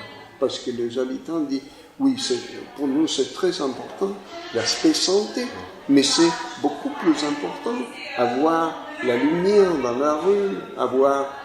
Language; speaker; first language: French; non-native, fluent; Spanish